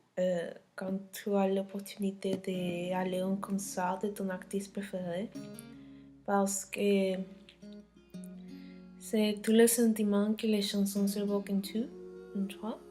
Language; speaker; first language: French; non-native, learner; Spanish